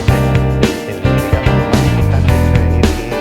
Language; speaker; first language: Spanish; native; Spanish